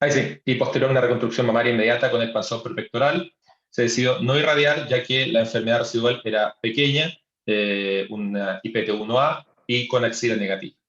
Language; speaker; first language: Spanish; native; Spanish